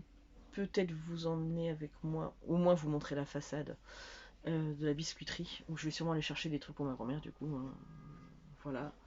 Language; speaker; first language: French; native; French